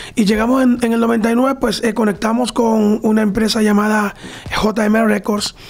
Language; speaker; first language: Spanish; native; Spanish